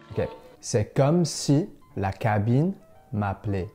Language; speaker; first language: French; non-native, fluent; English